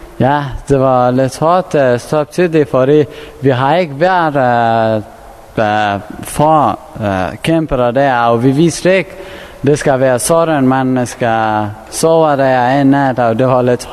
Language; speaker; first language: Danish; non-native, fluent; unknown